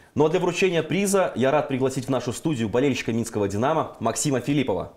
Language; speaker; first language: Russian; native; Russian